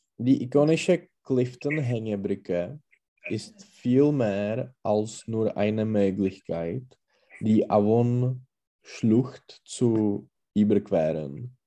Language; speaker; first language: German; non-native, learner; Czech